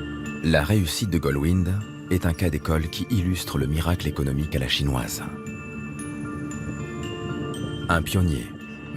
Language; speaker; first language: French; native; French